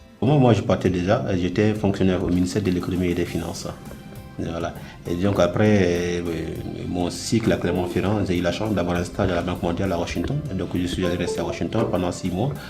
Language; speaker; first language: French; non-native, local second language; Fula